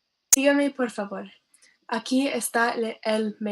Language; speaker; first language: Spanish; non-native, learner; English